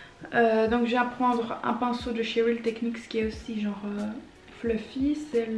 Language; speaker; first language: French; native; French